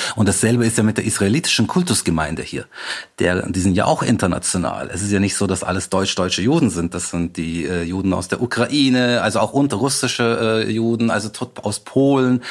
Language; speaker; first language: German; native; German